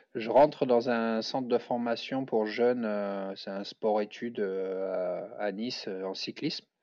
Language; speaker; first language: French; native; French